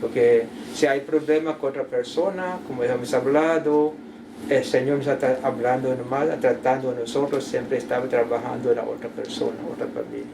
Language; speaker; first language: Spanish; non-native, learner; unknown